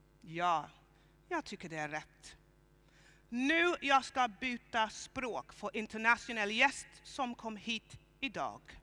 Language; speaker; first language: Swedish; non-native, fluent; English